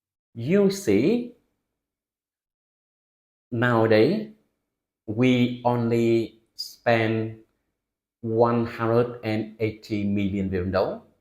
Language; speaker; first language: English; non-native, fluent; Vietnamese